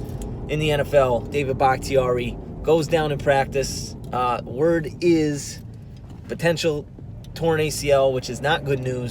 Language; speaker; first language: English; native; English